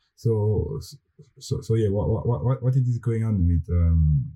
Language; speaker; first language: English; non-native, fluent; French